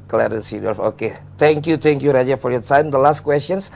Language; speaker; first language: English; non-native, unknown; Indonesian